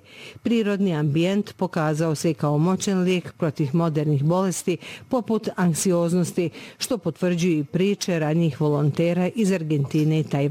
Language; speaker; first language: Bosnian; native; Bosnian